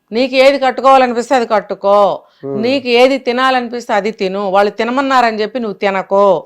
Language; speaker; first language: Telugu; native; Telugu